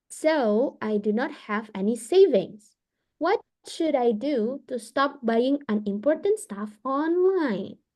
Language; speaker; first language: English; non-native, fluent; Indonesian